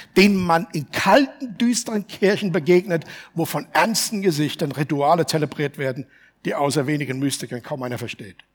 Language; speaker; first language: German; native; German